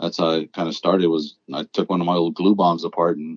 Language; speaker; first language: English; native; English